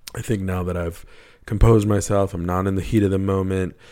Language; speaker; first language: English; native; English